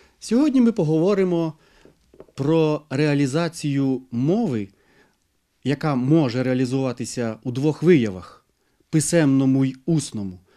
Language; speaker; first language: Ukrainian; native; Ukrainian